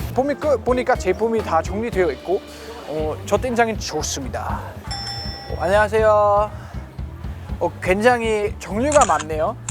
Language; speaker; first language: Korean; non-native, fluent; German